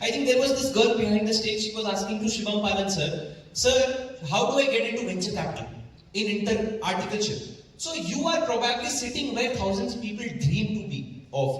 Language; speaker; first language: English; non-native, local second language; Hindi